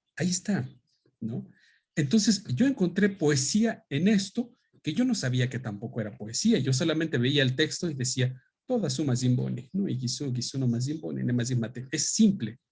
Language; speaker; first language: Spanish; native; Spanish